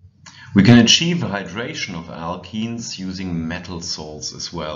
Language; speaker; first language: English; non-native, fluent; German